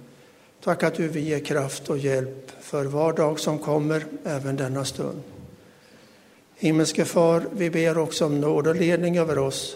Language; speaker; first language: Swedish; native; Swedish